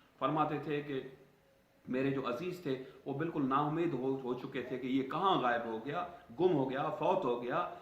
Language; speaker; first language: Urdu; non-native, local second language; Sindhi